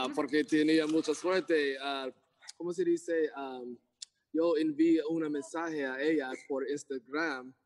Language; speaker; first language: Spanish; non-native, learner; English